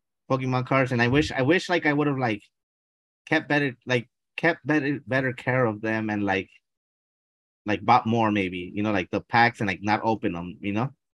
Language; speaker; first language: English; early bilingual, other home language; Spanish